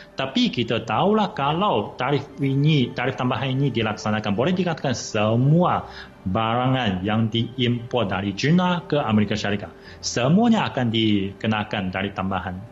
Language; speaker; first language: Malay; non-native, fluent; Chinese